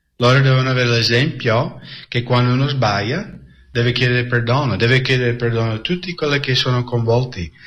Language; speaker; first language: Italian; non-native, fluent; English